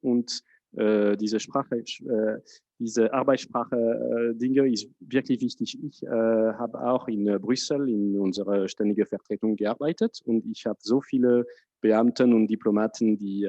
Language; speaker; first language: German; non-native, fluent; French